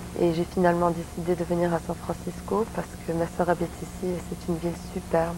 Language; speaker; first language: French; native; French